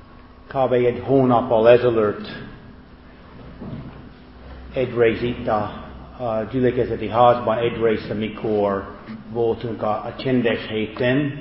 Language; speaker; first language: Hungarian; non-native, fluent; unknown